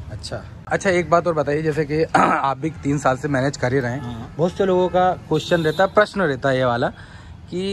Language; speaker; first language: Hindi; native; Hindi